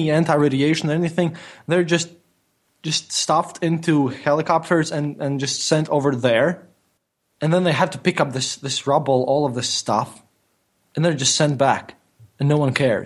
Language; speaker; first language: English; non-native, fluent; Latvian